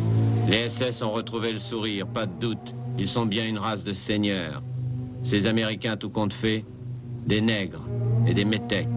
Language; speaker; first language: French; native; French